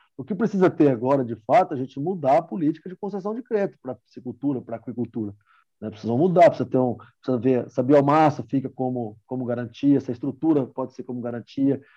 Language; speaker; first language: Portuguese; native; Portuguese